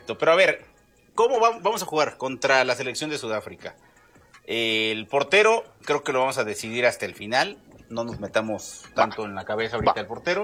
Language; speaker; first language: Spanish; native; Spanish